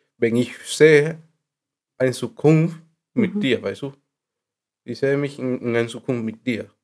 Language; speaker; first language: German; non-native, learner; Spanish